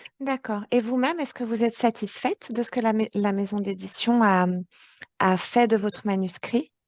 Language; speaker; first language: French; native; French